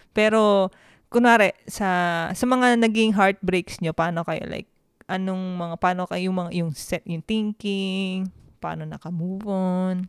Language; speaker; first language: Filipino; native; Filipino